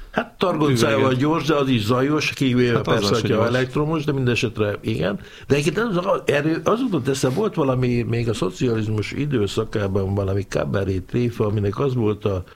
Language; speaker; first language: Hungarian; native; Hungarian